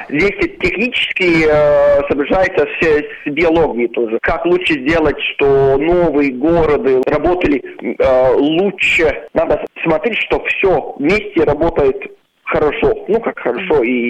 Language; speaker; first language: Russian; non-native, local second language; Latvian